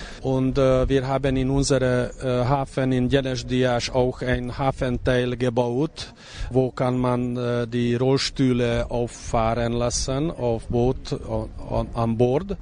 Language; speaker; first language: German; non-native, learner; Hungarian